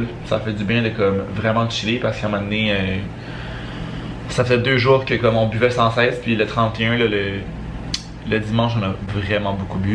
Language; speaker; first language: French; native; French